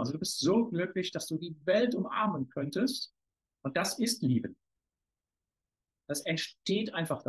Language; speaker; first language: German; native; German